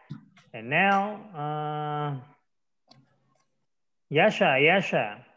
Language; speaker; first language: English; non-native, learner; Indonesian